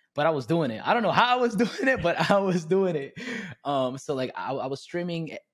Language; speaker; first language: English; early bilingual, other home language; Spanish